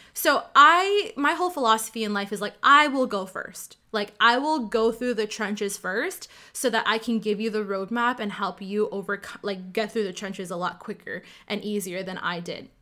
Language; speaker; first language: English; early bilingual, other home language; Cantonese